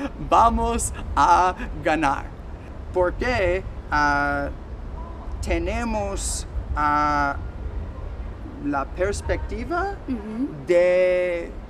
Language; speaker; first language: Spanish; non-native, learner; English